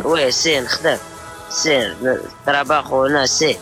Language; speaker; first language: Spanish; non-native, learner; Arabic